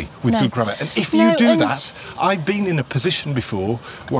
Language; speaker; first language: English; native; English